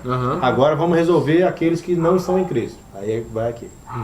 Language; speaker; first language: Portuguese; native; Portuguese